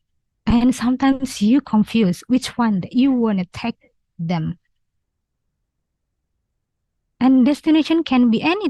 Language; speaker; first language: English; non-native, learner; Indonesian